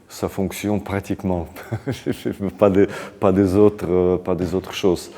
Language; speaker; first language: French; non-native, fluent; Russian